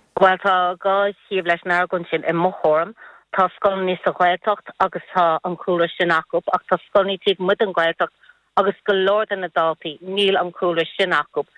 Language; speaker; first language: Irish; non-native, local second language; English